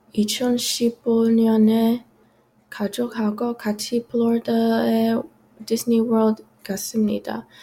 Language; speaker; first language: Korean; non-native, learner; English